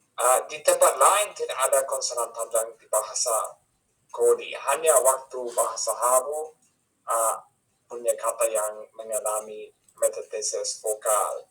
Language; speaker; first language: Indonesian; non-native, fluent; English